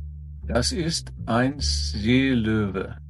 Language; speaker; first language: German; non-native, fluent; English